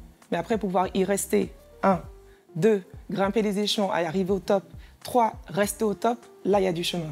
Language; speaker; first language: French; native; French